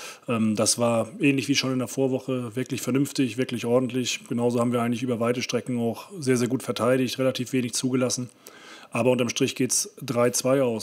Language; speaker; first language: German; native; German